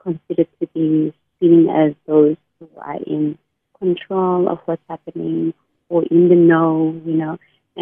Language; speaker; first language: English; non-native, local second language; Xhosa